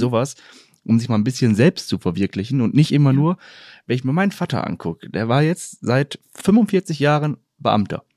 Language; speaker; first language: German; native; German